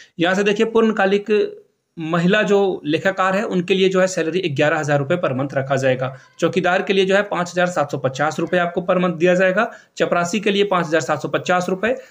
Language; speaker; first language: Hindi; native; Hindi